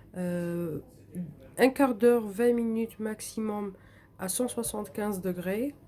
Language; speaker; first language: French; non-native, local second language; Arabic